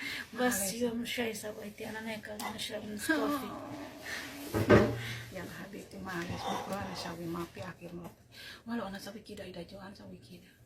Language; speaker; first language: Arabic; non-native, learner; Amharic